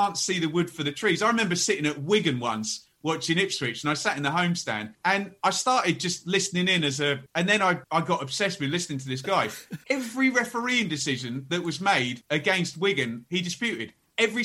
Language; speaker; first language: English; native; English